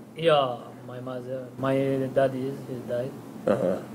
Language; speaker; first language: English; non-native, learner; Tigrinya